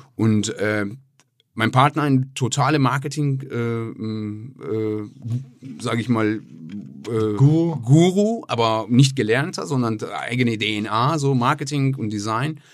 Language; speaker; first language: German; non-native, fluent; Persian